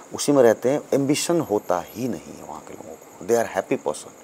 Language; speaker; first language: Hindi; native; Hindi